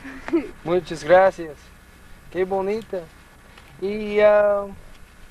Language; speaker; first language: Spanish; non-native, learner; English